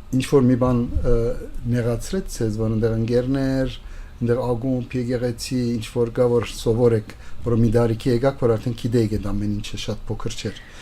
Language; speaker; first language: Armenian; native; Armenian